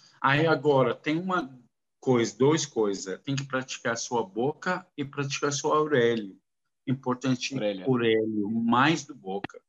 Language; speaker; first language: Portuguese; non-native, learner; Arabic